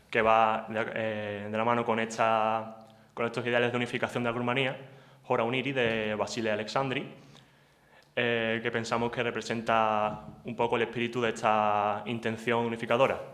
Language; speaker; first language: Spanish; native; Spanish